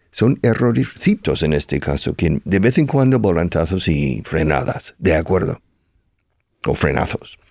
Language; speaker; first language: Spanish; non-native, fluent; English